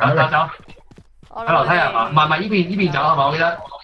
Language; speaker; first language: Chinese; native; Chinese